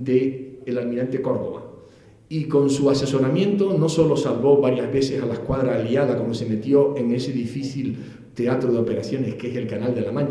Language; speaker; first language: Spanish; native; Spanish